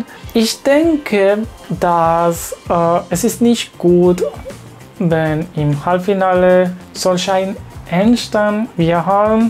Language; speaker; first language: German; non-native, learner; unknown